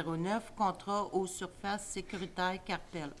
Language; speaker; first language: French; native; French